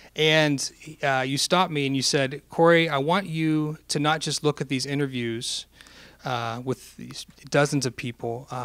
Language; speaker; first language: English; native; English